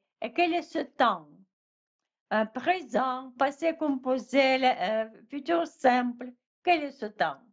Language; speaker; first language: French; non-native, fluent; Russian